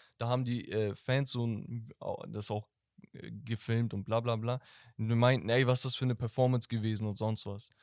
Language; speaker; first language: German; early bilingual, other home language; Turkish